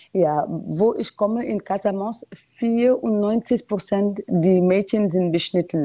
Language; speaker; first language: German; non-native, learner; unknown